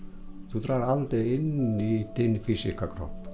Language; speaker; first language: Swedish; non-native, fluent; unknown